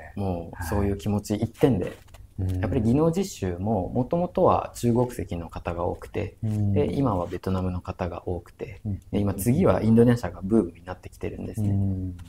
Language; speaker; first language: Japanese; non-native, fluent; Indonesian